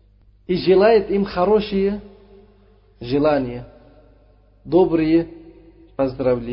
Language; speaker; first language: Russian; non-native, fluent; Uzbek